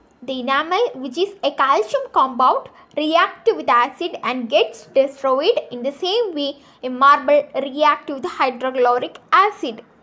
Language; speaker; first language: English; non-native, local second language; Malayalam